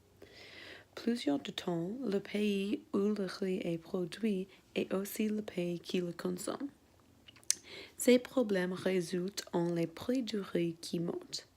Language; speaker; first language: French; non-native, learner; English